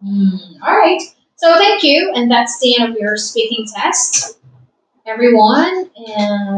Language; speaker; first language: English; non-native, fluent; Vietnamese